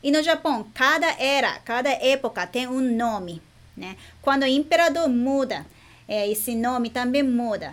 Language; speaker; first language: Portuguese; non-native, fluent; Japanese